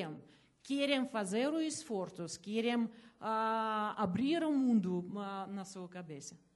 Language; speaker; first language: Portuguese; non-native, learner; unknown